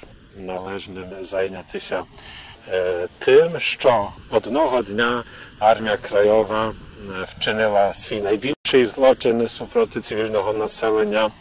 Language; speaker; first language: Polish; non-native, learner; Ukrainian